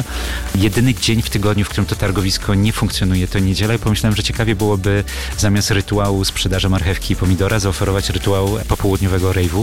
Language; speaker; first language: Polish; native; Polish